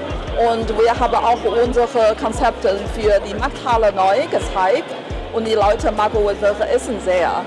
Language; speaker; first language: German; non-native, learner; Chinese